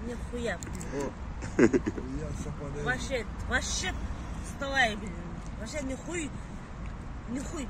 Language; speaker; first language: Russian; non-native, learner; Kyrgyz